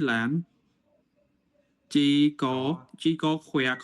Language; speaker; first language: Vietnamese; non-native, learner; Khmer